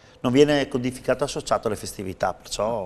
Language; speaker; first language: Italian; native; Italian